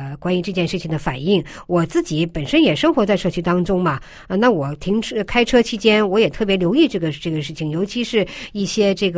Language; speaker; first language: Chinese; native; Chinese